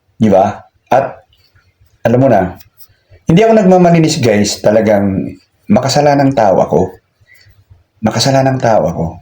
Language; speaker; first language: Filipino; non-native, local second language; Cebuano